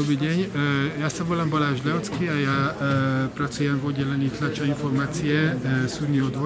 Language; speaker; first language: Slovak; non-native, fluent; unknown